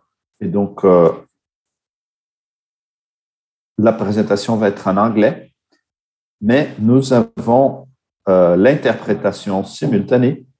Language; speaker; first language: French; non-native, fluent; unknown